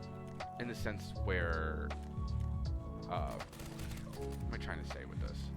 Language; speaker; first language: English; native; English